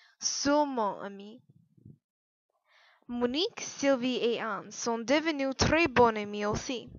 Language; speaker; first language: French; non-native, learner; English